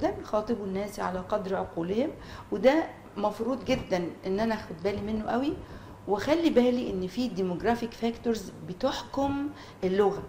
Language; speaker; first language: Arabic; native; Arabic